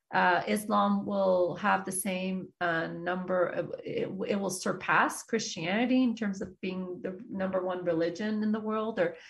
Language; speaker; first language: English; early bilingual, other home language; Persian